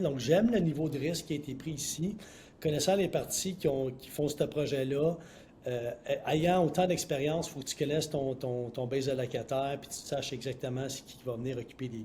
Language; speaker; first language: French; native; French